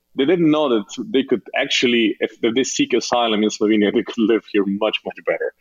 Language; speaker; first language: English; non-native, fluent; Slovenian